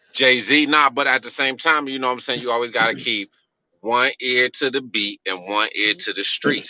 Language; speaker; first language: English; native; English